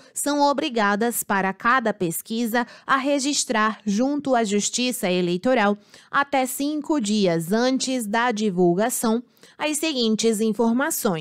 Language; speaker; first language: Portuguese; native; Portuguese